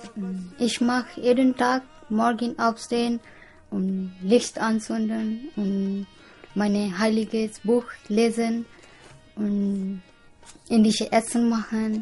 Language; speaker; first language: German; non-native, learner; Punjabi